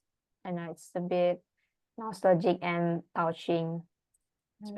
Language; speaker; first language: English; non-native, learner; Indonesian